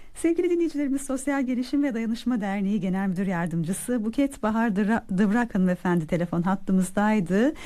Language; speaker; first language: Turkish; native; Turkish